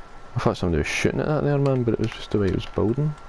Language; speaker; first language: English; native; English